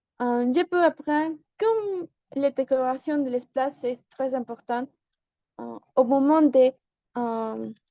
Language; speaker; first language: French; non-native, learner; Spanish